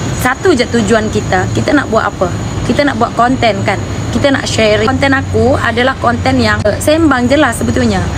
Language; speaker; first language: Malay; native; Malay